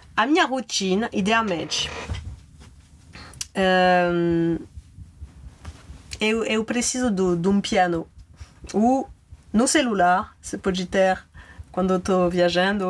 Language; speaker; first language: Portuguese; non-native, learner; French